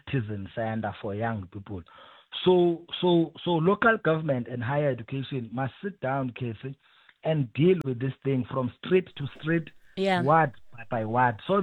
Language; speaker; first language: English; non-native, local second language; Xhosa